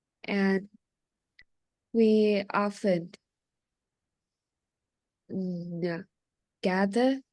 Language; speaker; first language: English; non-native, learner; Vietnamese